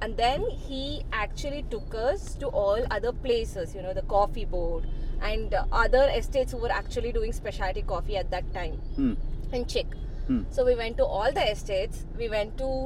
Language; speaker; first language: English; non-native, local second language; Kannada